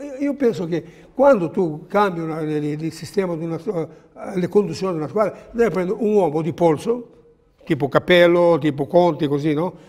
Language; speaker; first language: Italian; non-native, fluent; Portuguese